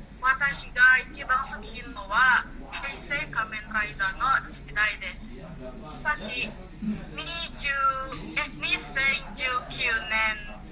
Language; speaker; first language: Japanese; non-native, learner; Indonesian